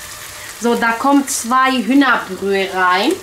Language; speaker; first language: German; non-native, local second language; Kurdish